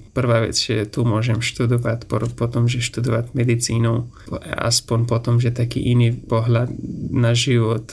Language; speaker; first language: Slovak; non-native, fluent; Persian